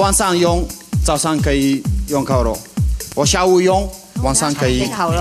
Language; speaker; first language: Chinese; non-native, fluent; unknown